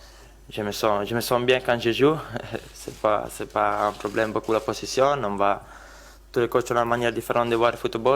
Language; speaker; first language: French; non-native, learner; Italian